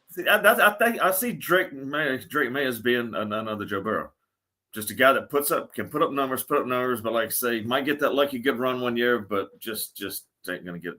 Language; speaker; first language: English; native; English